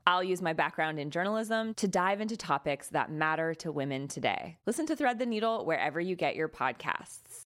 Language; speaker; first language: English; native; English